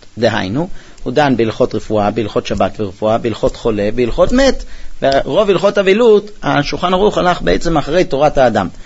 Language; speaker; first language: Hebrew; early bilingual, heritage; Hebrew